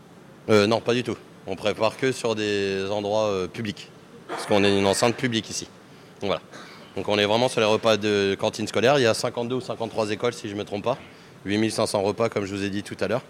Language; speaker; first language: French; native; French